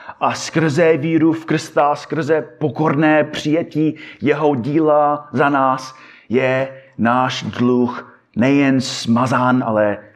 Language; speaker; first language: Czech; non-native, fluent; English